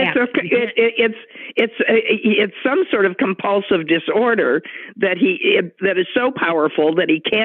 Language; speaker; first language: English; native; English